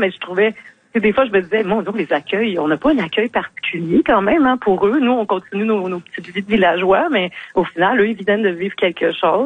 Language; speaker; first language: French; native; French